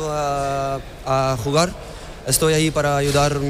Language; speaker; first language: Spanish; non-native, learner; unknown